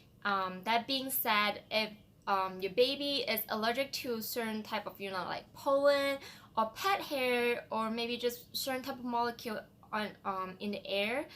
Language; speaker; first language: English; non-native, fluent; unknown